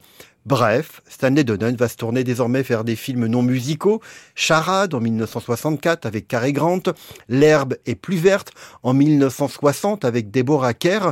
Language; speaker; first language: French; native; French